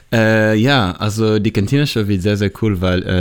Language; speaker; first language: German; non-native, learner; Hebrew